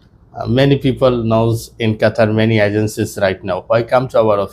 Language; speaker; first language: English; non-native, learner; Bangla